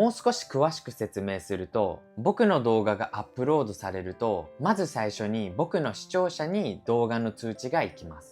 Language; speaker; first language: Japanese; native; Japanese